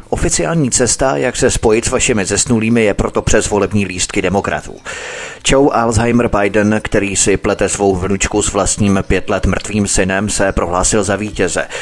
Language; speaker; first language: Czech; native; Czech